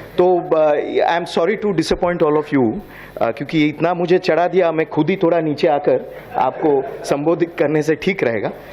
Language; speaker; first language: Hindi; non-native, local second language; Bangla